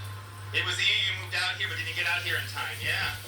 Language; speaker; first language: English; native; English